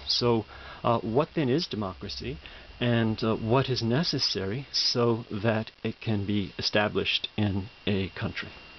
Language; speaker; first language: English; native; English